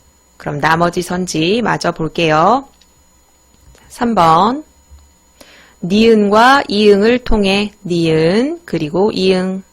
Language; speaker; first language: Korean; native; Korean